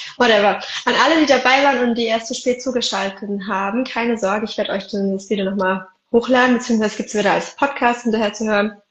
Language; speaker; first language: German; early bilingual, other home language; Arabic